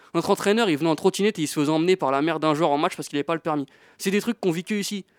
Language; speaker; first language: French; native; French